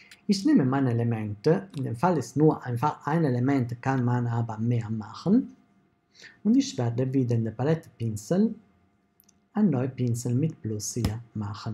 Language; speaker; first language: German; non-native, fluent; Italian